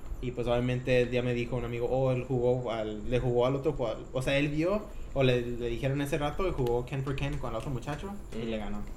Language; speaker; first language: Spanish; native; Spanish